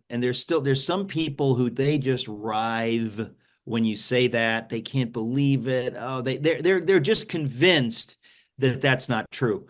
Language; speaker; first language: English; native; English